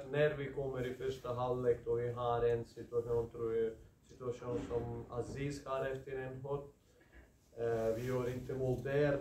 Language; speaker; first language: Swedish; non-native, fluent; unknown